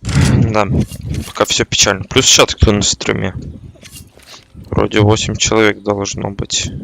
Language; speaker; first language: Russian; native; Russian